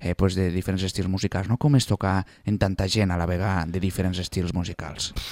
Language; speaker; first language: Catalan; native; Catalan